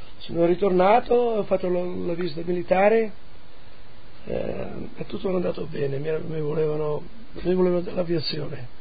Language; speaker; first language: Italian; non-native, local second language; Friulian